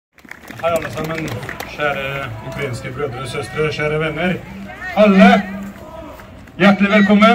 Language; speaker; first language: Norwegian; non-native, fluent; Chechen